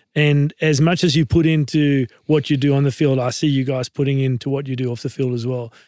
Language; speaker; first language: English; native; English